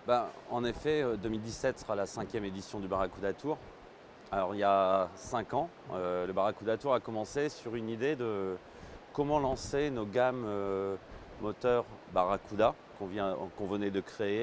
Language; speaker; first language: French; native; French